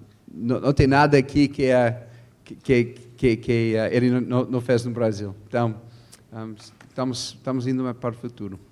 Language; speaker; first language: Portuguese; non-native, fluent; English